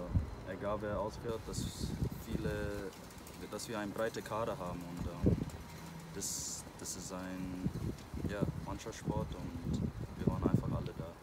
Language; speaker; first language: German; non-native, fluent; English